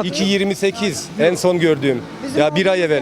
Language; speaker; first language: Turkish; early bilingual, heritage; Turkish